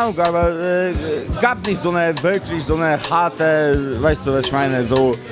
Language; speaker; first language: German; non-native, fluent; Polish